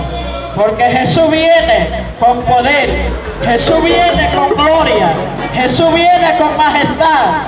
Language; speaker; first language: Spanish; native; Spanish